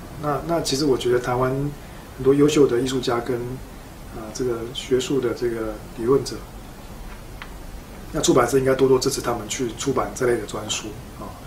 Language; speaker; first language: Chinese; native; Chinese